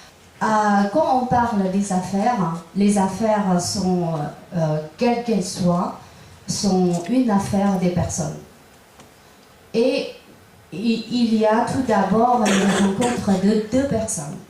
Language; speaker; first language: French; non-native, fluent; Chinese